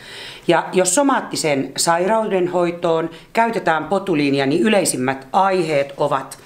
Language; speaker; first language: Finnish; native; Finnish